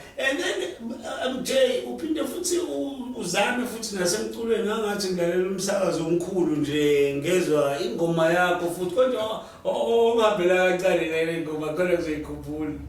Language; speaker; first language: Zulu; native; Zulu